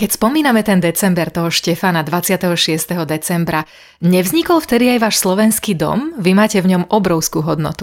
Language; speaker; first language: Slovak; native; Slovak